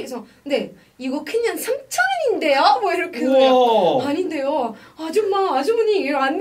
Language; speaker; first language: Korean; non-native, fluent; Arabic